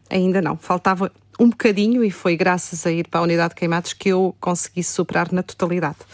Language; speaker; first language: Portuguese; native; Portuguese